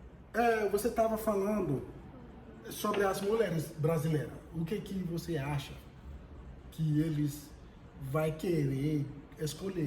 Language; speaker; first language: Portuguese; non-native, fluent; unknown